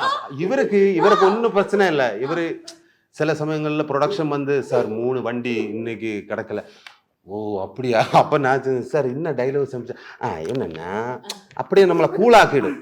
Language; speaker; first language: Tamil; non-native, learner; Malayalam